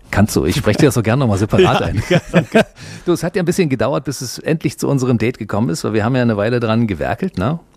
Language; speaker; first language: German; native; German